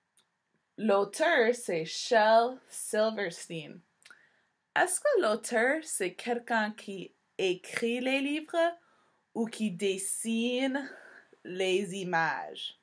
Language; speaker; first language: French; non-native, fluent; English